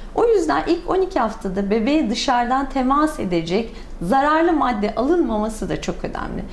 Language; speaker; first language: Turkish; native; Turkish